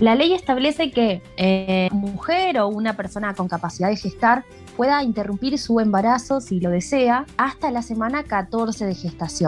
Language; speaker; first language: Spanish; native; Spanish